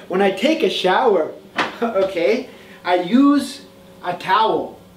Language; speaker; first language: English; native; English